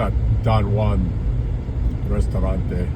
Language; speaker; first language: Spanish; non-native, learner; English